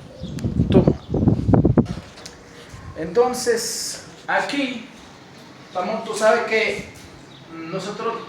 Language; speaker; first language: Spanish; non-native, learner; Haitian Creole